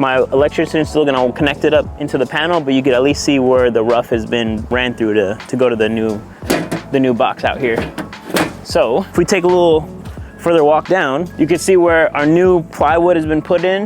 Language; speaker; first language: English; native; English